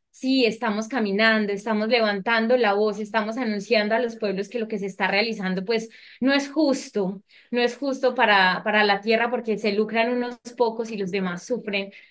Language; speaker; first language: Spanish; native; Spanish